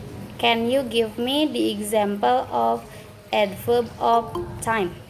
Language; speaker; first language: English; non-native, fluent; Indonesian